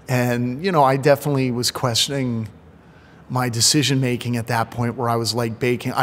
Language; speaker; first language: English; native; English